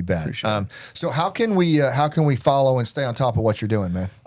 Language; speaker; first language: English; native; English